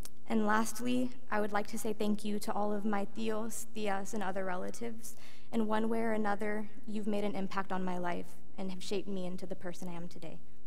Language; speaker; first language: English; early bilingual, other home language; Spanish